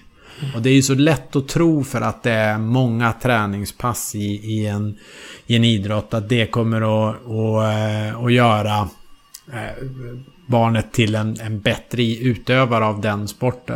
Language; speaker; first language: Swedish; native; Swedish